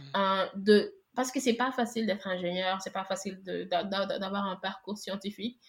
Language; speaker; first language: French; non-native, local second language; Wolof